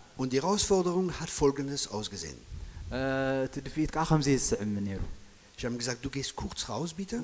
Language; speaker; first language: German; non-native, fluent; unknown